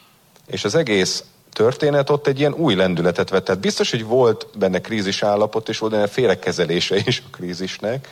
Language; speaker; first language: Hungarian; native; Hungarian